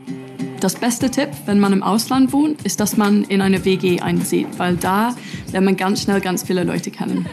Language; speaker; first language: German; non-native, fluent; English